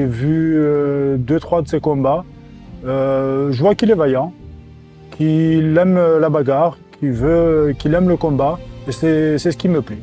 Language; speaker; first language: French; native; French